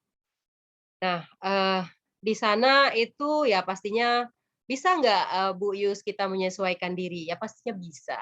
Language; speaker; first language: Indonesian; native; Indonesian